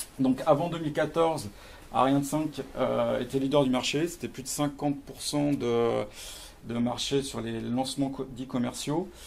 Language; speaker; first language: French; native; French